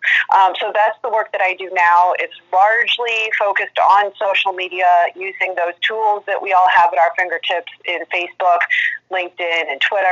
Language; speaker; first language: English; native; English